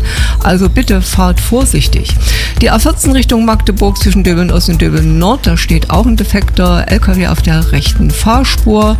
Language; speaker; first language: German; native; German